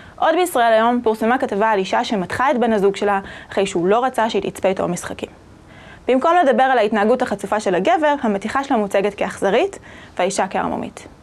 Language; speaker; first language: Hebrew; native; Hebrew